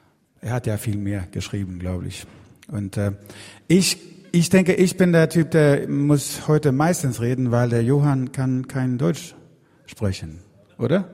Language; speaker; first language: German; non-native, fluent; Swedish